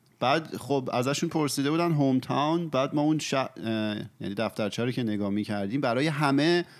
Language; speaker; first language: Persian; native; Persian